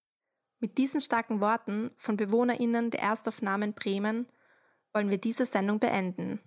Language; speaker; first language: German; native; German